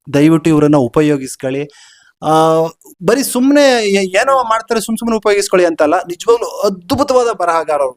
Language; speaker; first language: Kannada; native; Kannada